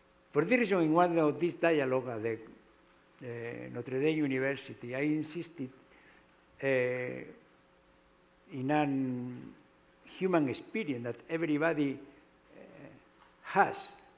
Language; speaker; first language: English; non-native, fluent; Spanish